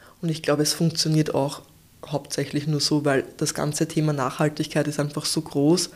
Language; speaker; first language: German; native; German